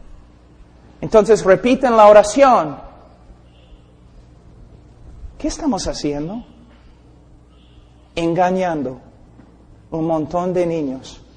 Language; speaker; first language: Spanish; non-native, fluent; English